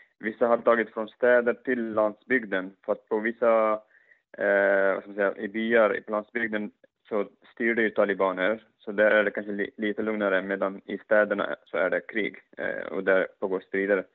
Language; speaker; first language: Swedish; non-native, fluent; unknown